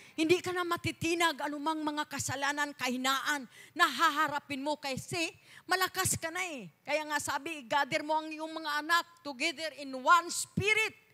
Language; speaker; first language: Filipino; non-native, local second language; Cebuano